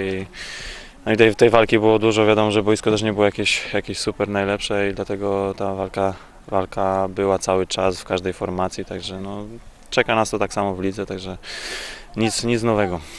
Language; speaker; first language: Polish; native; Polish